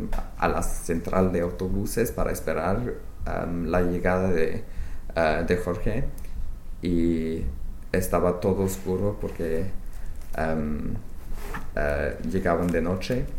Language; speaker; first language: Spanish; non-native, fluent; English